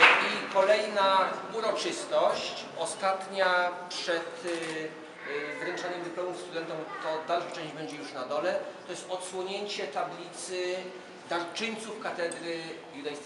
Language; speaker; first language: Polish; native; Polish